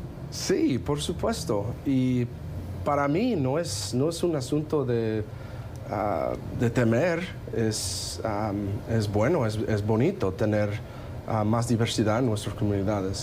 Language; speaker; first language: Spanish; non-native, fluent; English